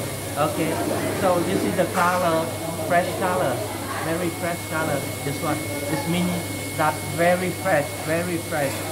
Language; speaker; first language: English; non-native, fluent; Vietnamese